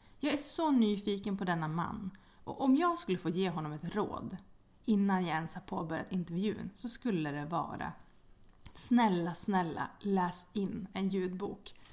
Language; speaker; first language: Swedish; native; Swedish